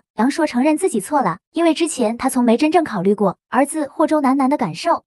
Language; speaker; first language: Chinese; native; Chinese